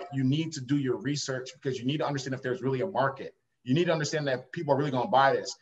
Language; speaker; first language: English; native; English